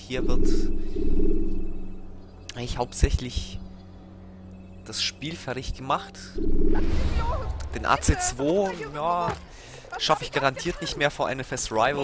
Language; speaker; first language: German; native; German